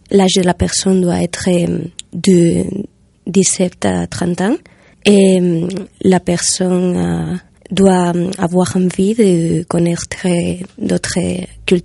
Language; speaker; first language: French; non-native, fluent; Spanish